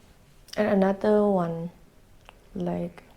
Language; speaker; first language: English; non-native, learner; Thai